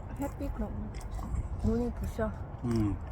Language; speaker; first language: Korean; non-native, learner; Vietnamese